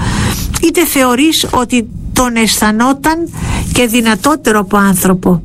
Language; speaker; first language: Greek; native; Greek